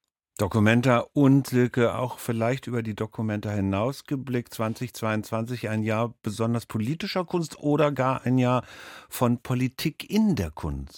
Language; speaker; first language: German; native; German